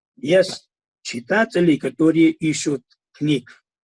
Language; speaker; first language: Russian; non-native, fluent; Hindi